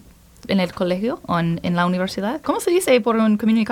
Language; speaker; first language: Spanish; non-native, learner; English